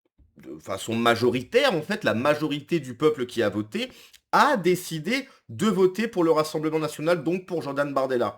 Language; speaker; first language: French; native; French